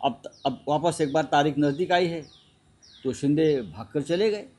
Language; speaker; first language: Hindi; non-native, local second language; Marathi